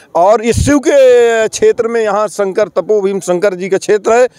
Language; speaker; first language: Hindi; native; Hindi